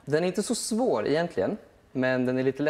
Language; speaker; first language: Swedish; native; Swedish